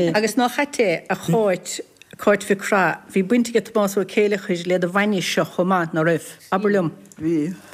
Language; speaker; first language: Irish; native; Irish